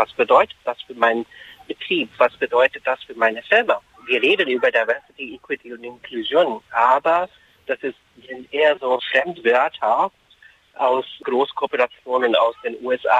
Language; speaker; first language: German; non-native, fluent; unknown